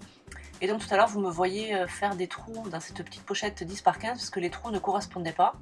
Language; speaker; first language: French; native; French